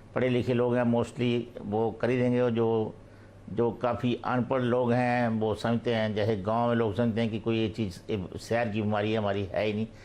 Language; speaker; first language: Hindi; native; Hindi